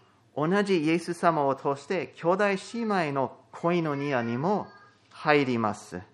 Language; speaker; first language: Japanese; non-native, fluent; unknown